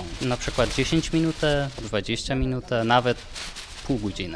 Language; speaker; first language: Polish; non-native, learner; Persian